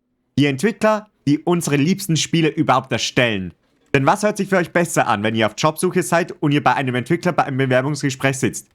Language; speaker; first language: German; native; German